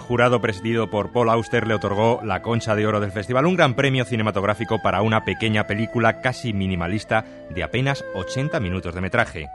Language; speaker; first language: Spanish; native; Spanish